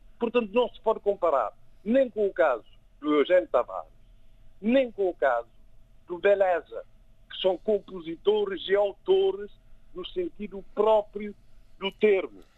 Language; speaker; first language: Portuguese; non-native, local second language; Kabuverdianu